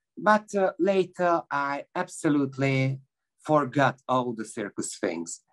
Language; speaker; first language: English; non-native, fluent; Hungarian